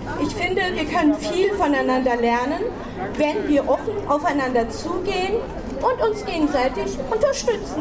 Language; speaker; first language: German; early bilingual, other home language; Turkish